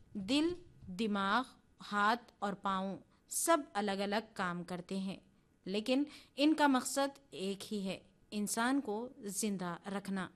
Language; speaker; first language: Urdu; native; Urdu